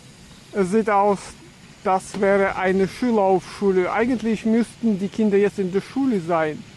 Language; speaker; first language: German; non-native, fluent; Russian